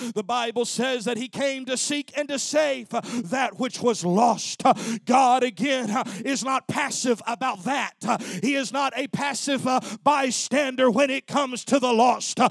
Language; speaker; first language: English; native; English